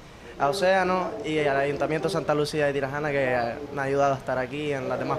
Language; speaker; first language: Spanish; native; Spanish